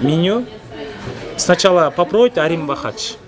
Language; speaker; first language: Russian; non-native, local second language; Kyrgyz